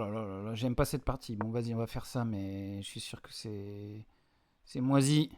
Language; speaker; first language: French; native; French